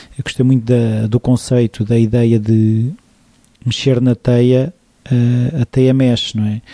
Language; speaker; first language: Portuguese; native; Portuguese